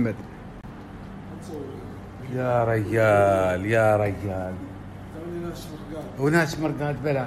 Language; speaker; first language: Arabic; native; Arabic